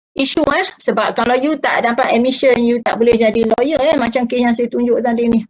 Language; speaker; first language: Malay; native; Malay